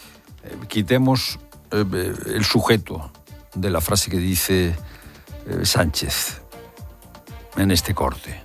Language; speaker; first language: Spanish; native; Spanish